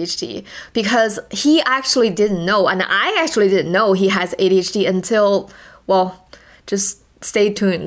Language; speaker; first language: English; non-native, fluent; Chinese